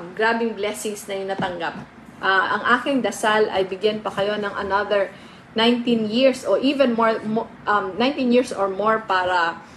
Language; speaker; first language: Filipino; non-native, local second language; Bikol